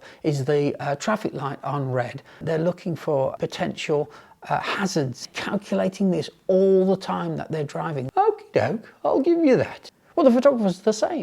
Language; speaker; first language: English; native; English